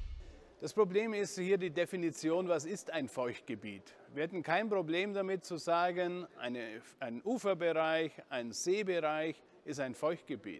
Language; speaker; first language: German; native; German